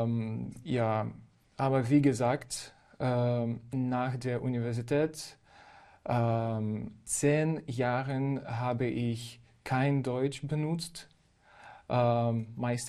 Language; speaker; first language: German; non-native, fluent; Ukrainian